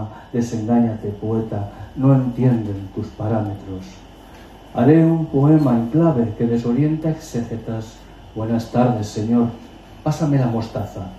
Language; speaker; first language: Spanish; native; Spanish